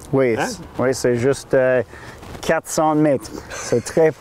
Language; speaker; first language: French; non-native, learner; English